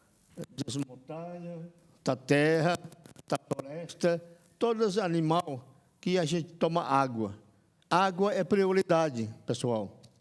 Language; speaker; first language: Portuguese; non-native, local second language; Yanomámi